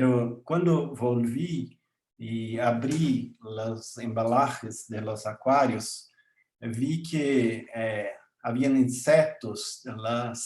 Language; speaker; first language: Spanish; non-native, learner; Portuguese